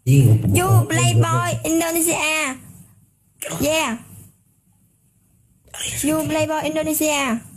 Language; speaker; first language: English; non-native, learner; Vietnamese